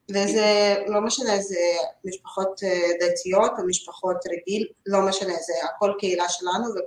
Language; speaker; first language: Hebrew; non-native, learner; Russian